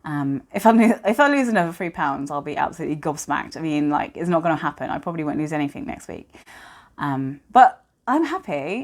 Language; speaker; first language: English; native; English